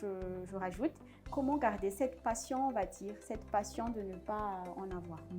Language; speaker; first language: French; non-native, local second language; Malagasy